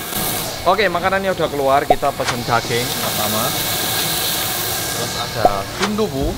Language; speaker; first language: Indonesian; early bilingual, other home language; Korean